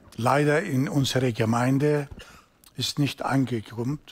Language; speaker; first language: German; non-native, learner; Turkish